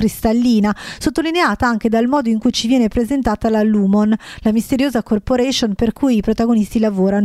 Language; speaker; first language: Italian; native; Italian